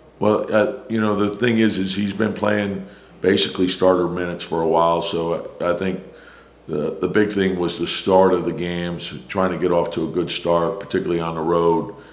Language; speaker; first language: English; native; English